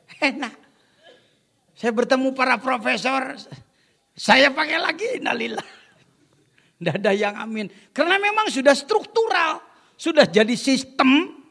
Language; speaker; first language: Indonesian; non-native, local second language; Sundanese